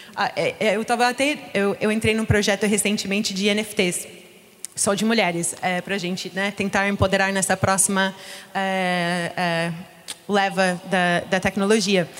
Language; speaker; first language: Portuguese; non-native, fluent; English